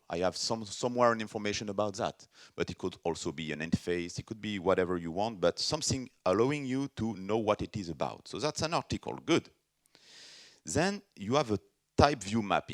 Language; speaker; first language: English; non-native, fluent; French